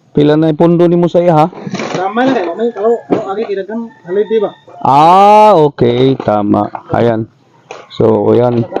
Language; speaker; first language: Filipino; non-native, local second language; Cebuano